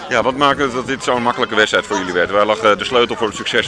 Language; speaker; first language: Dutch; native; Dutch